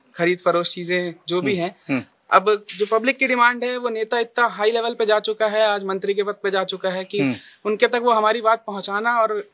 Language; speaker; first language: Hindi; native; Hindi